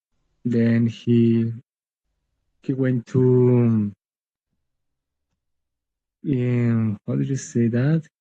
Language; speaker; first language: English; non-native, learner; Spanish